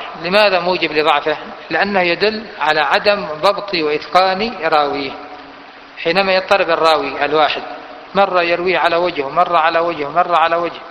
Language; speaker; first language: Arabic; native; Arabic